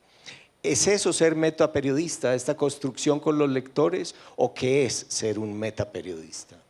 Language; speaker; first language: Spanish; native; Spanish